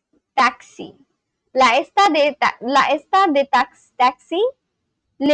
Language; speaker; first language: Spanish; non-native, learner; English